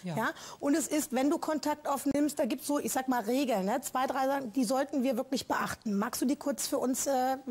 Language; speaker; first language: German; native; German